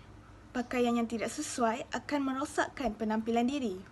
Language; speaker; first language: Malay; native; Malay